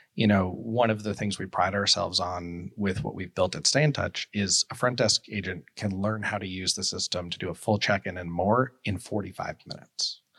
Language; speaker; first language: English; native; English